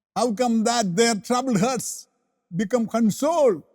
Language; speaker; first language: English; non-native, local second language; Malayalam